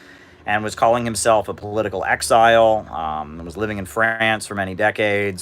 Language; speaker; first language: English; native; English